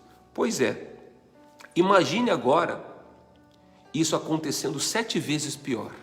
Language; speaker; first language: Portuguese; native; Portuguese